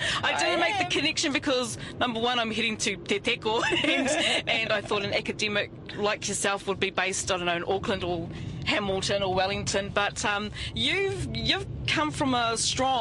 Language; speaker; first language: English; native; English